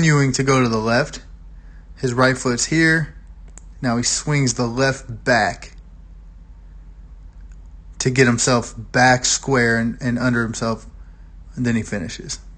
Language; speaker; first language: English; native; English